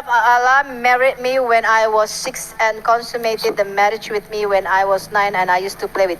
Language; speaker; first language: English; non-native, fluent; Indonesian